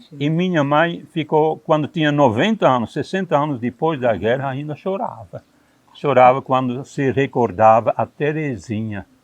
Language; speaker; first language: Portuguese; non-native, fluent; Dutch